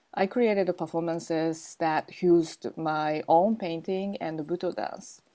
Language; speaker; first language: English; non-native, learner; Japanese